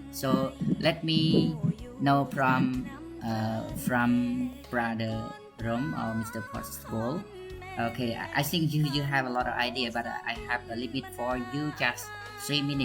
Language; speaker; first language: English; non-native, learner; Khmer